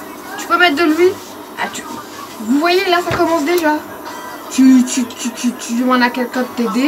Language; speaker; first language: French; non-native, local second language; Morisyen